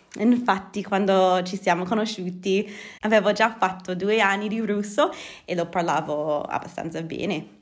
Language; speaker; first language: Italian; non-native, fluent; English